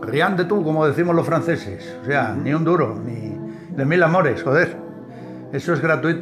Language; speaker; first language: Spanish; native; Spanish